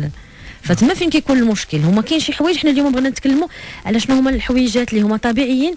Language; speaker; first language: Arabic; native; Arabic